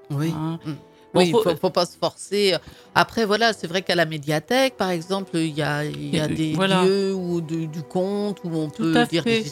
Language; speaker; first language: French; native; French